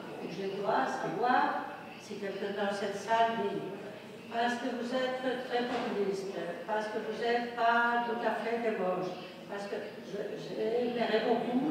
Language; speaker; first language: French; non-native, fluent; Spanish